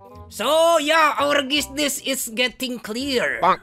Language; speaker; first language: English; non-native, learner; Indonesian